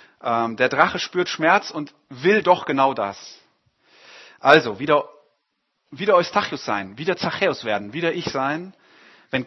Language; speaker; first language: German; native; German